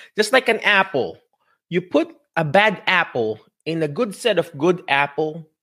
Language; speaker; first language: English; non-native, local second language; Filipino